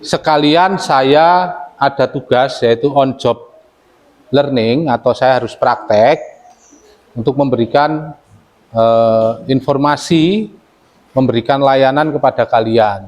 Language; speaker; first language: Indonesian; native; Indonesian